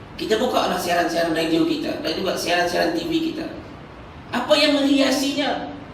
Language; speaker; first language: Malay; native; Malay